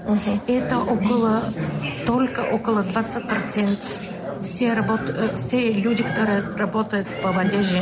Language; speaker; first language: Russian; non-native, learner; Bulgarian